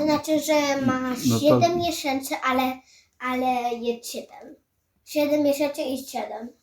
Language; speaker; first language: Polish; early bilingual, heritage; Samoan